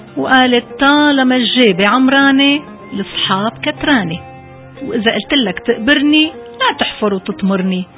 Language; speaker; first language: Arabic; native; Arabic